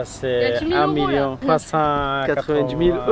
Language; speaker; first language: French; non-native, learner; Swahili